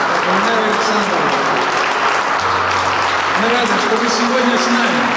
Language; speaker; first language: Russian; native; Russian